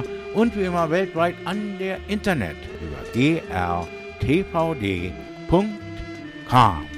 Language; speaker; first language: German; early bilingual, heritage; English